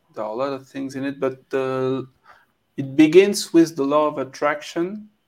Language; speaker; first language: English; non-native, fluent; French